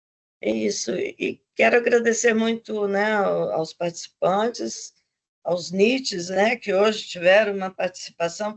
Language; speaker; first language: Portuguese; non-native, fluent; Spanish